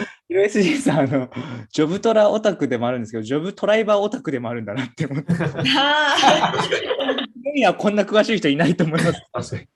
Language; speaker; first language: Japanese; native; Japanese